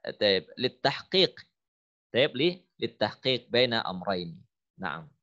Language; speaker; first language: Arabic; non-native, fluent; Indonesian